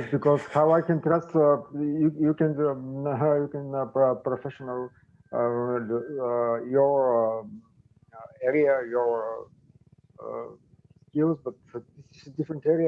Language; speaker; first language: English; non-native, learner; Bulgarian